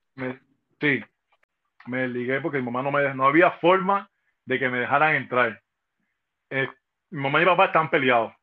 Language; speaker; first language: Spanish; native; Spanish